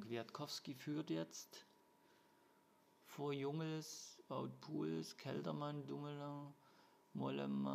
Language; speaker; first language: German; native; German